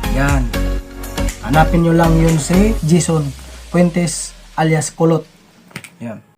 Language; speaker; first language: Filipino; non-native, local second language; Cebuano